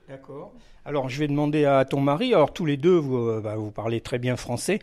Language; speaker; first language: French; native; French